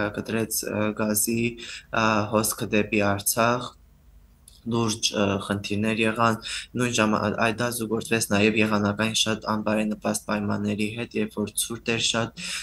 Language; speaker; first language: Armenian; native; Armenian